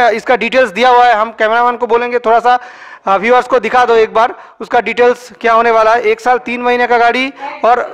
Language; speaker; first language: Hindi; non-native, local second language; Bangla